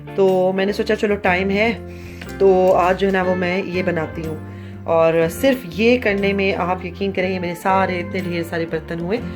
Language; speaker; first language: Urdu; native; Urdu